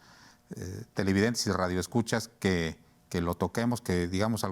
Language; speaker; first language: Spanish; native; Spanish